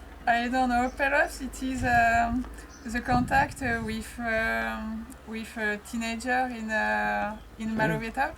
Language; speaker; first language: English; non-native, learner; French